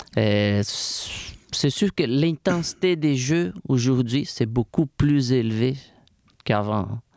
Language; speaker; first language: French; non-native, fluent; Portuguese